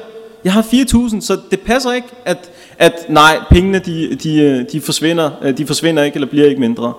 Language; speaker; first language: Danish; early bilingual, other home language; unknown